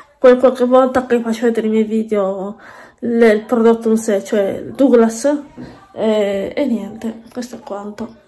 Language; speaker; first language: Italian; native; Italian